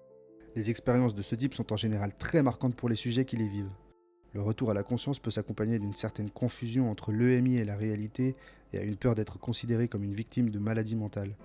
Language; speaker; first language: French; native; French